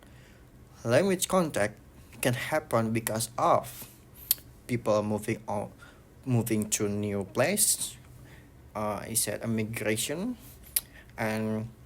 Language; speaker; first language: English; non-native, learner; Indonesian